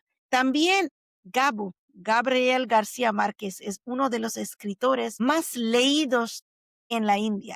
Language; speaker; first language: Spanish; non-native, fluent; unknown